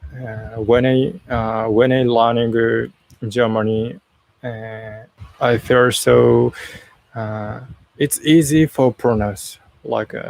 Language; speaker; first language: English; non-native, learner; Japanese